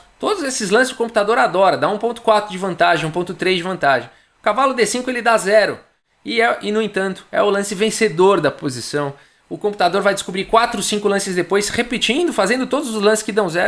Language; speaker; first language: Portuguese; native; Portuguese